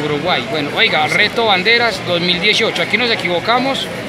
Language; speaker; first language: Spanish; native; Spanish